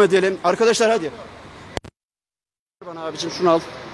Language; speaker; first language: Turkish; native; Turkish